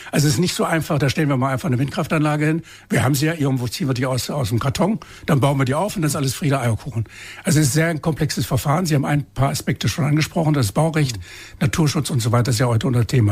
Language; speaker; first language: German; native; German